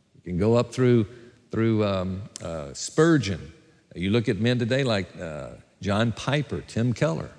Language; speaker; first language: English; native; English